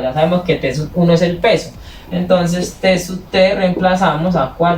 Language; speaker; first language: Spanish; native; Spanish